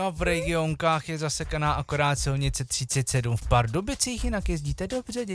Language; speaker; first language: Czech; native; Czech